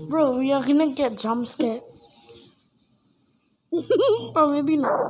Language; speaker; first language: English; non-native, local second language; Malay